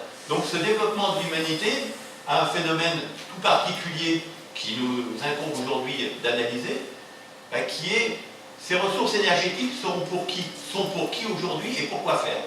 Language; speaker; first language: French; native; French